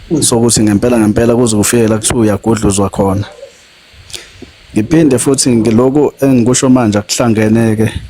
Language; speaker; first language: Zulu; native; Zulu